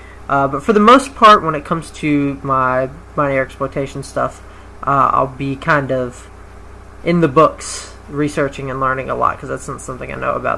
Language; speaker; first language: English; native; English